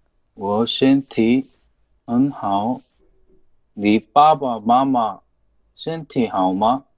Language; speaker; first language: Chinese; non-native, learner; Korean